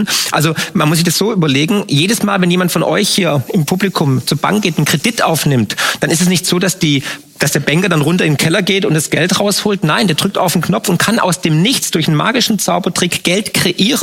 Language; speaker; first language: German; native; German